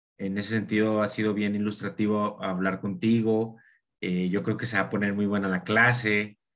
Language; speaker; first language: Spanish; native; Spanish